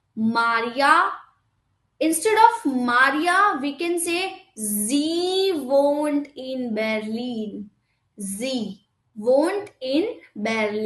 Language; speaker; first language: German; non-native, fluent; Hindi